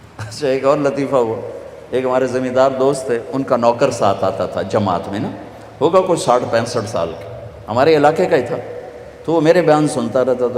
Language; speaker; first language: Urdu; non-native, local second language; Punjabi